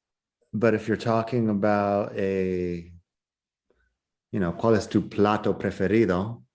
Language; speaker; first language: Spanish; non-native, fluent; English